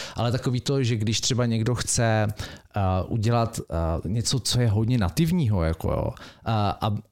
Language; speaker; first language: Czech; native; Czech